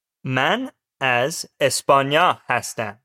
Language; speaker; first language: Persian; non-native, learner; English